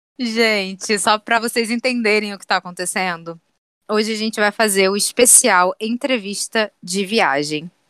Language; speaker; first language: Portuguese; native; Portuguese